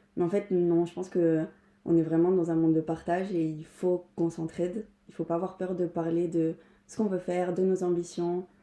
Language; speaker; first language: French; non-native, fluent; Spanish